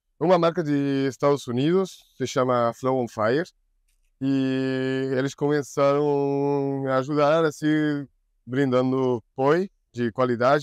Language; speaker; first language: Portuguese; non-native, learner; Spanish